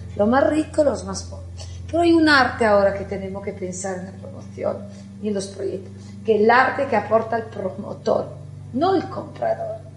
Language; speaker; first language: Spanish; non-native, fluent; Italian